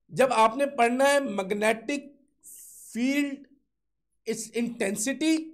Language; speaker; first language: Urdu; non-native, local second language; Sindhi